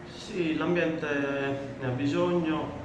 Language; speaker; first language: Italian; native; Italian